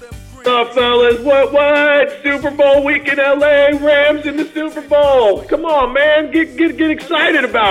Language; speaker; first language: English; native; English